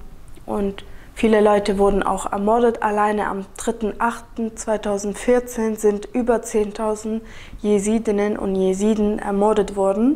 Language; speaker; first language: German; early bilingual, other home language; Kurdish